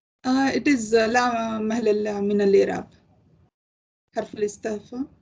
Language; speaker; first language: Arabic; non-native, learner; Urdu